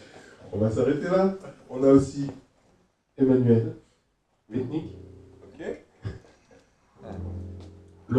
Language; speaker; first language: French; native; French